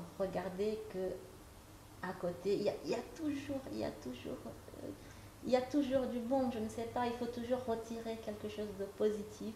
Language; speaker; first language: French; non-native, fluent; Portuguese